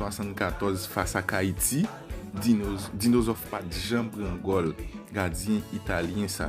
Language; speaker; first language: French; non-native, learner; Haitian Creole